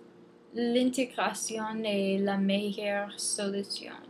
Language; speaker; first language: French; non-native, fluent; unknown